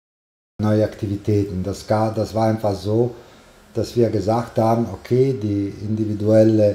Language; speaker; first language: German; non-native, fluent; Italian